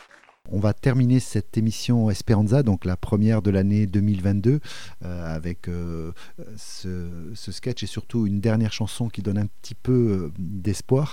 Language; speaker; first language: French; native; French